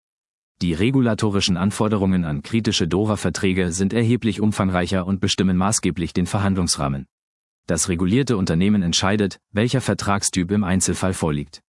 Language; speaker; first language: German; native; German